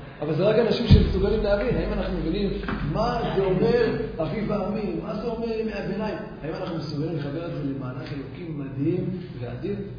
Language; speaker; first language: Hebrew; native; Hebrew